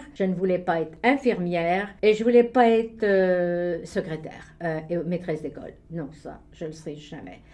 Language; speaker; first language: French; native; French